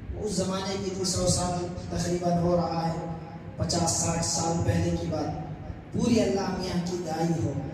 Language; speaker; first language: Urdu; native; Urdu